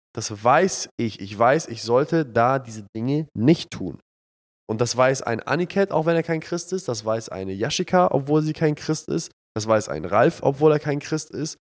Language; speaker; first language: German; early bilingual, other home language; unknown